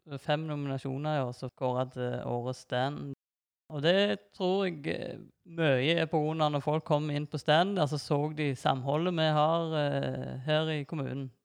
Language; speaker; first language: Norwegian; native; Norwegian